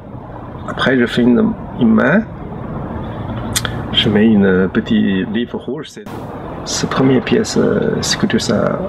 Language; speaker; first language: French; non-native, learner; Chinese